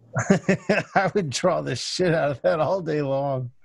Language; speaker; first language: English; native; English